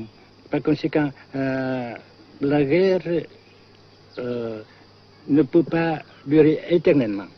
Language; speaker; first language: French; non-native, fluent; Vietnamese